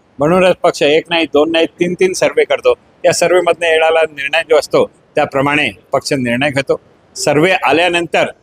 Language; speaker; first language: Marathi; non-native, local second language; Hindi